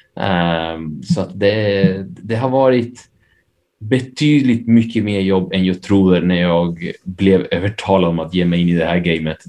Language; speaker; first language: Swedish; early bilingual, other home language; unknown